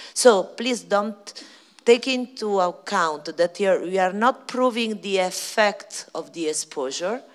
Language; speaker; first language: English; non-native, fluent; Italian